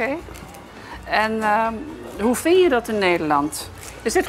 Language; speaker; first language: Dutch; native; Dutch